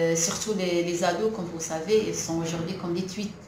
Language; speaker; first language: French; non-native, local second language; Arabic